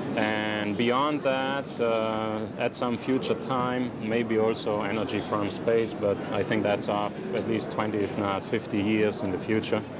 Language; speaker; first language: English; non-native, fluent; German